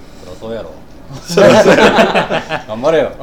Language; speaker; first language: Japanese; native; Japanese